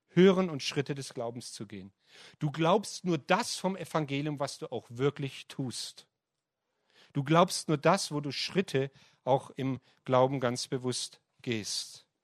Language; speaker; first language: German; native; German